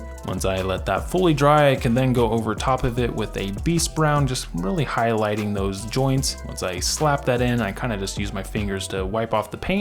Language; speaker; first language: English; native; English